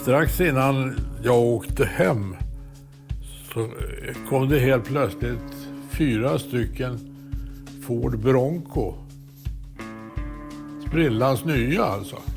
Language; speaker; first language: Swedish; native; Swedish